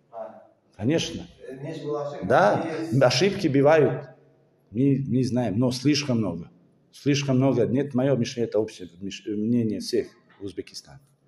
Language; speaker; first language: Russian; non-native, fluent; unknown